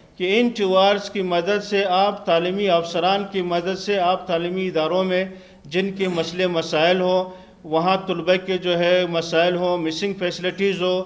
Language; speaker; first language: Urdu; non-native, local second language; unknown